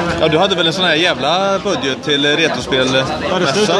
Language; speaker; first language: Swedish; native; Swedish